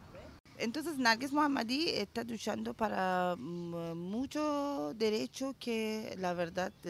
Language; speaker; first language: Spanish; non-native, learner; Persian